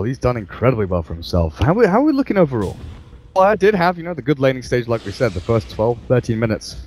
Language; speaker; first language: English; native; English